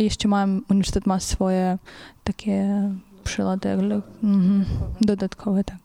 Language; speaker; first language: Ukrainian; non-native, learner; Polish